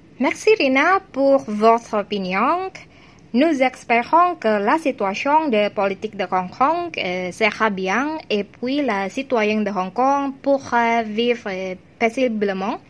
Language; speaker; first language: French; non-native, learner; Cantonese